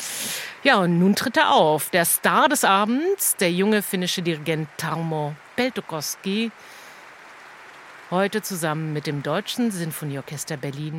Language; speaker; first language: German; native; German